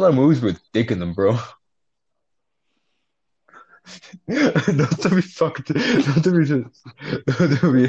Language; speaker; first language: English; non-native, fluent; Spanish